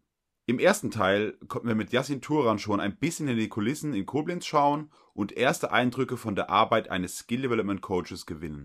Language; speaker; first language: German; native; German